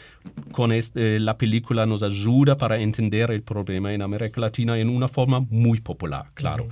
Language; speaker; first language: Spanish; non-native, fluent; German